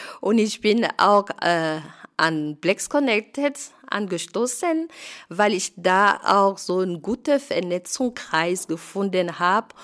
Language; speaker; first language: German; non-native, fluent; French